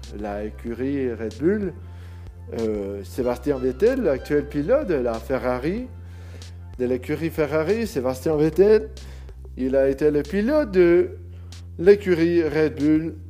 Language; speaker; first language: French; non-native, learner; Spanish